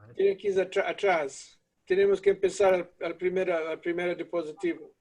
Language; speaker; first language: Spanish; early bilingual, heritage; Spanish